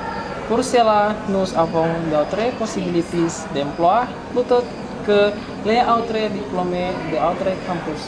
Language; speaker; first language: French; non-native, learner; Indonesian